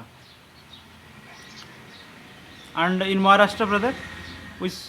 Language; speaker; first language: English; non-native, learner; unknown